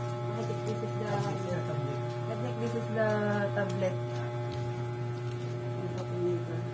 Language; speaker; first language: English; non-native, local second language; Filipino